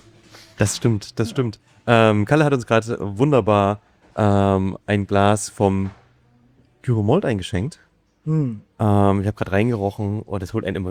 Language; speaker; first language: German; native; German